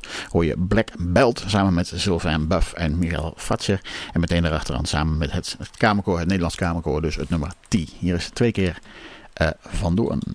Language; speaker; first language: Dutch; native; Dutch